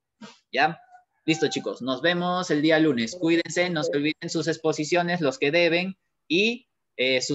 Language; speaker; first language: Spanish; native; Spanish